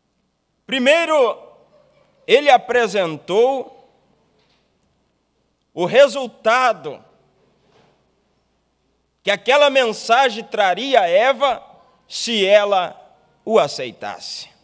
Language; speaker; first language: Portuguese; native; Portuguese